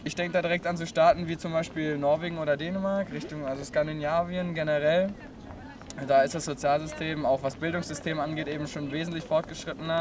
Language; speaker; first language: German; native; German